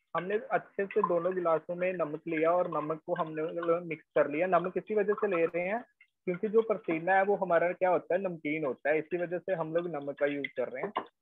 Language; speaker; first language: Hindi; native; Hindi